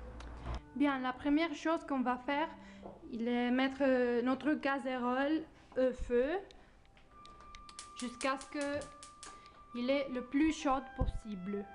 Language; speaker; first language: French; non-native, learner; Spanish